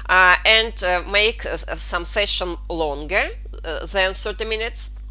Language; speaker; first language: English; non-native, fluent; Russian